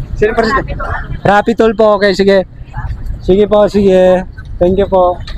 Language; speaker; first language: Filipino; non-native, local second language; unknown